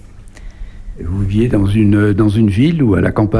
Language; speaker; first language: French; native; French